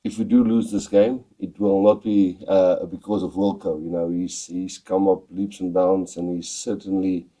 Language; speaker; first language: English; non-native, local second language; Afrikaans